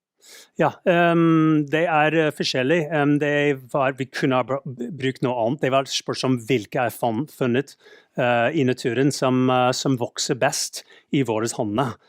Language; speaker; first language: Norwegian; non-native, fluent; English